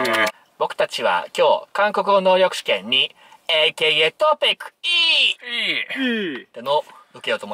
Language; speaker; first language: Japanese; native; Japanese